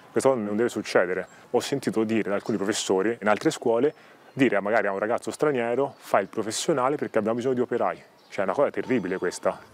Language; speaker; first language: Italian; early bilingual, other home language; Wolof